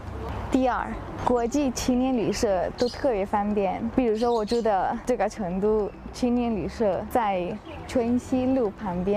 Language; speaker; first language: Chinese; non-native, fluent; Spanish